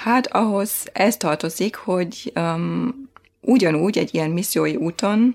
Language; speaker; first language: Hungarian; non-native, fluent; German